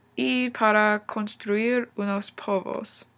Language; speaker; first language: Spanish; non-native, learner; English